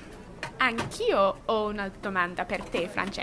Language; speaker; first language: Italian; non-native, learner; English